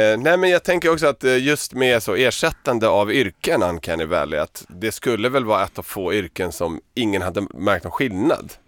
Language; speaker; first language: Swedish; early bilingual, other home language; Serbian